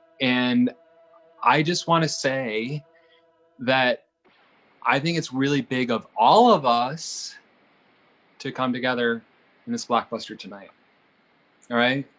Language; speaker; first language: English; native; English